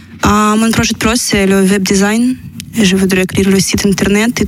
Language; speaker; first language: French; non-native, learner; Ukrainian